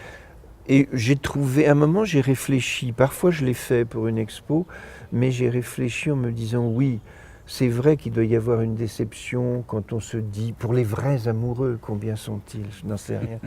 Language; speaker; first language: French; native; French